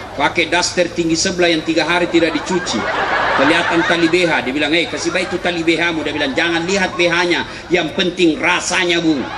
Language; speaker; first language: Indonesian; non-native, local second language; Buginese